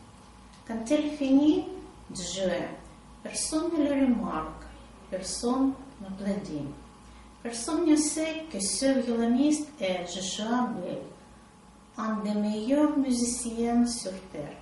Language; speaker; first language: French; non-native, learner; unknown